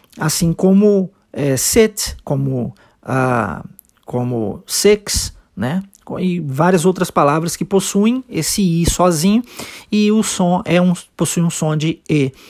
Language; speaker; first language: Portuguese; early bilingual, heritage; Portuguese